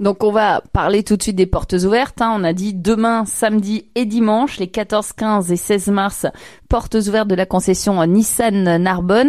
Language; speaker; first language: French; native; French